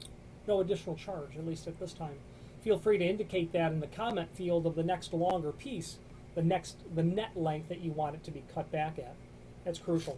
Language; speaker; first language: English; native; English